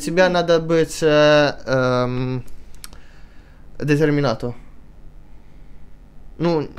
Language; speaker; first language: Russian; early bilingual, heritage; Italian